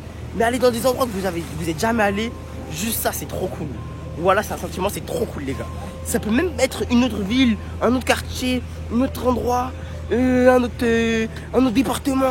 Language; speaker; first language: French; native; French